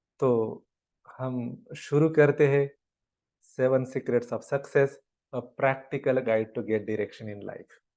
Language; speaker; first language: Hindi; non-native, local second language; Marathi